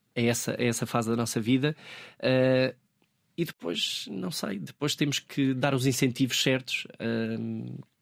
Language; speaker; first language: Portuguese; native; Portuguese